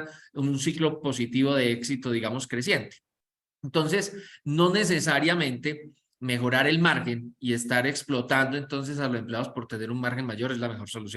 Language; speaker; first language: Spanish; native; Spanish